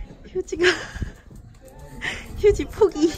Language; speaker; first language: Korean; native; Korean